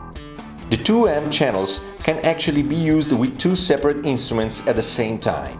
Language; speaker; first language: English; non-native, fluent; Italian